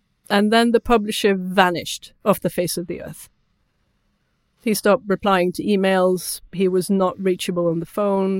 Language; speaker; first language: English; non-native, fluent; Swedish